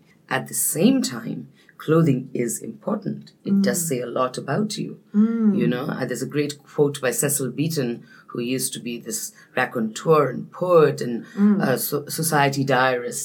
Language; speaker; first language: English; non-native, local second language; Nepali